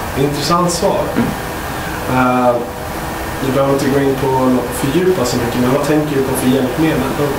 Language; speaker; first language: Swedish; native; Swedish